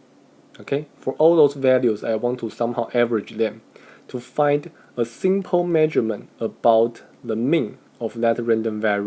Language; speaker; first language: English; non-native, fluent; Chinese